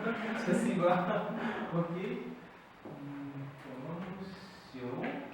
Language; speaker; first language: Russian; non-native, learner; Bambara